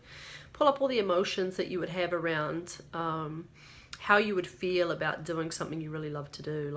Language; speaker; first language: English; native; English